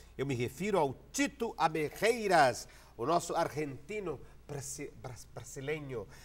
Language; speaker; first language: Portuguese; native; Portuguese